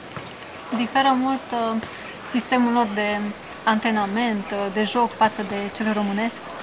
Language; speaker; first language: Romanian; native; Romanian